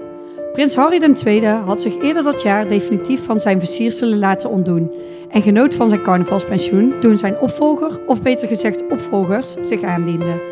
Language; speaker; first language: Dutch; native; Dutch